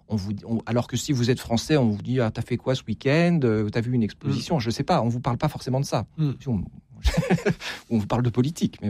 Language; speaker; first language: French; native; French